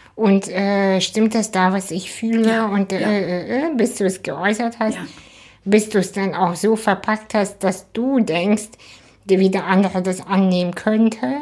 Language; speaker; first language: German; native; German